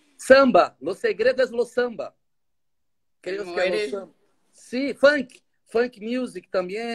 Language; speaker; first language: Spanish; non-native, learner; Portuguese